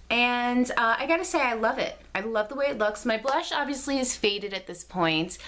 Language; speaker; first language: English; native; English